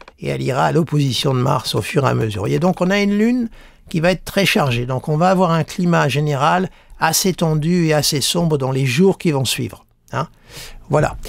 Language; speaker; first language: French; native; French